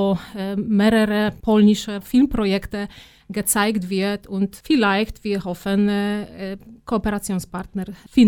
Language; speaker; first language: German; non-native, fluent; Polish